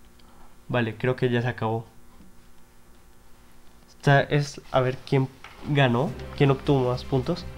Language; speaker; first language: Spanish; native; Spanish